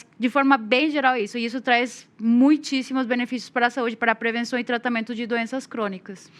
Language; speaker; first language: Portuguese; non-native, fluent; Spanish